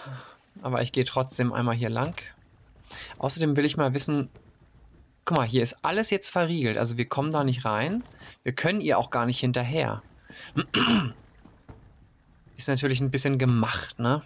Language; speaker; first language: German; native; German